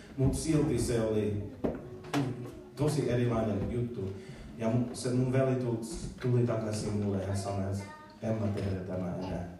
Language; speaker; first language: Finnish; non-native, learner; English